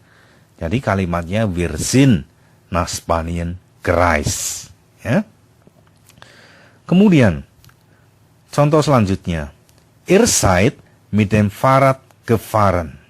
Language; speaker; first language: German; non-native, fluent; Indonesian